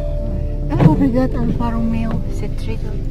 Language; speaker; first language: French; non-native, learner; Indonesian